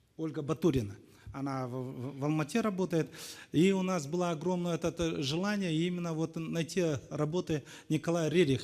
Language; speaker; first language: Russian; non-native, local second language; Kazakh